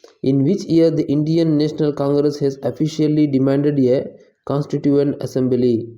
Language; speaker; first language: English; non-native, local second language; Tamil